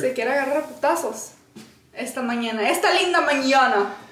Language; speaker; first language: Spanish; early bilingual, heritage; Spanish